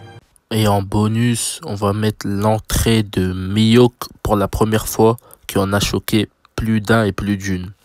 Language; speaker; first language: French; native; French